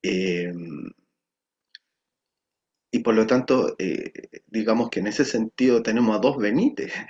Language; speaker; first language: Spanish; native; Spanish